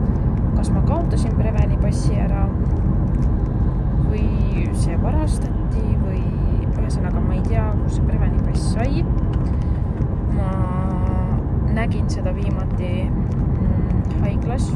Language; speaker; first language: Estonian; native; Estonian